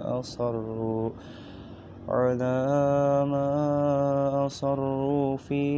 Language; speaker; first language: Arabic; non-native, learner; Indonesian